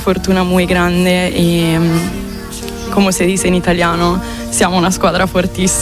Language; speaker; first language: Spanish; non-native, fluent; Italian